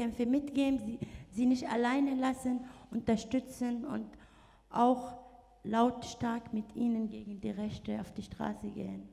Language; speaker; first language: German; non-native, fluent; Arabic